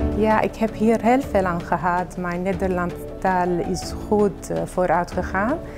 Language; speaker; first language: Dutch; non-native, fluent; Arabic